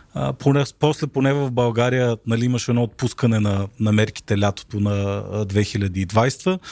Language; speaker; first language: Bulgarian; native; Bulgarian